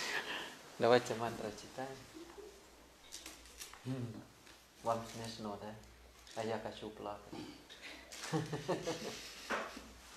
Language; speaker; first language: Russian; non-native, learner; Thai